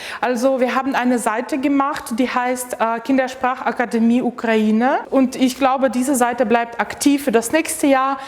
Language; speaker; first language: German; non-native, fluent; Ukrainian